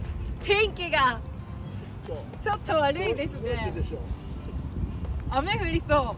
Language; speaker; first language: Japanese; native; Japanese